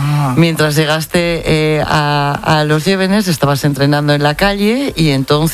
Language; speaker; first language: Spanish; native; Spanish